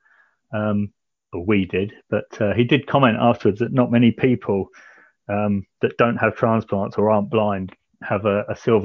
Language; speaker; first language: English; native; English